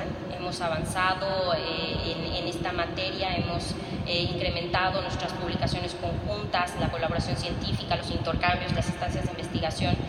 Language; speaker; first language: Spanish; native; Spanish